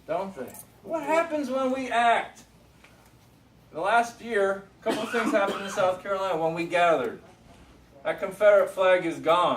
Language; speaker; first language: English; native; English